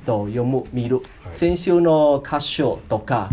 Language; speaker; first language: Japanese; non-native, learner; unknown